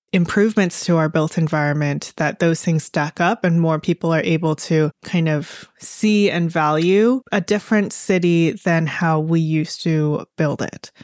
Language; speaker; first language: English; native; English